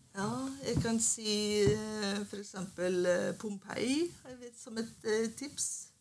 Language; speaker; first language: Norwegian; native; Norwegian